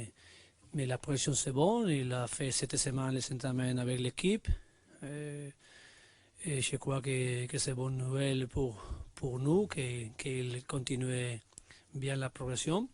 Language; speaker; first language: French; non-native, learner; Spanish